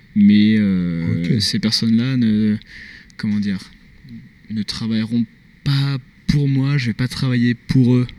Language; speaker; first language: French; native; French